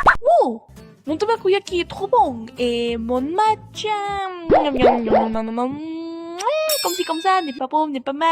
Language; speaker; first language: French; non-native, learner; Spanish